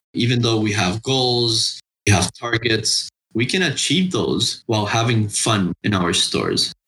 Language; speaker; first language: English; non-native, fluent; Spanish